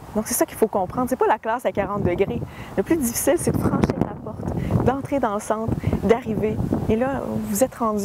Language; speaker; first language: French; native; French